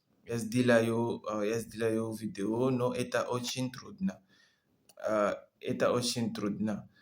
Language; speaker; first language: Russian; non-native, learner; French